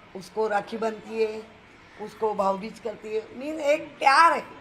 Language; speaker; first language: Hindi; non-native, local second language; Marathi